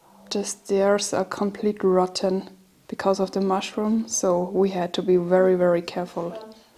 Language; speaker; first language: English; non-native, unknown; German